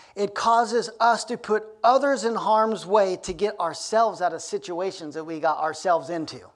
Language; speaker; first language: English; native; English